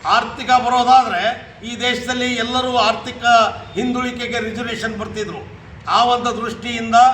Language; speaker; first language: Kannada; non-native, local second language; Lambadi